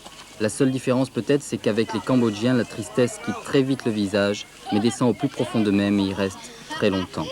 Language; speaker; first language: French; native; French